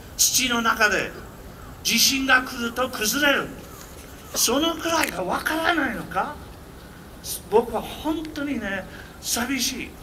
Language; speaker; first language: Japanese; non-native, fluent; English